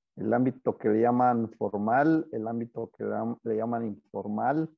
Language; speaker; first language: Spanish; non-native, local second language; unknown